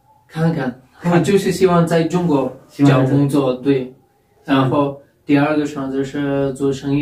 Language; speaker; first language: Chinese; non-native, fluent; Pashto